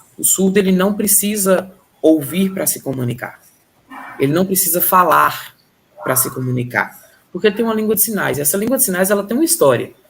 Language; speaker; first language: Portuguese; native; Portuguese